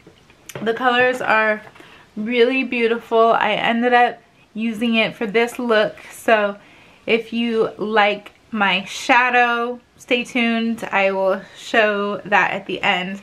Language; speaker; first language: English; native; English